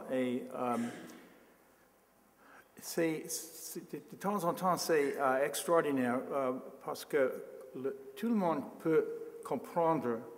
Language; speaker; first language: French; non-native, learner; English